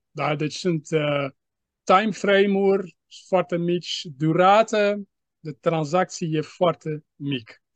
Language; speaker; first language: Romanian; non-native, fluent; Dutch